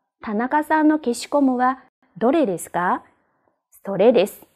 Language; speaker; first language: Japanese; non-native, fluent; Chinese